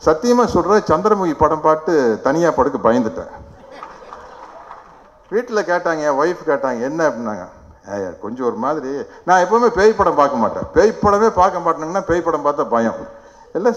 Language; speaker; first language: Tamil; native; Tamil